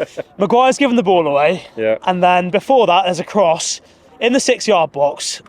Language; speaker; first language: English; native; English